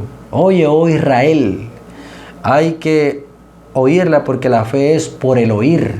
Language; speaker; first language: Spanish; native; Spanish